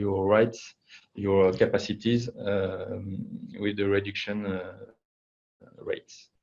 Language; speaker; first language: English; non-native, fluent; French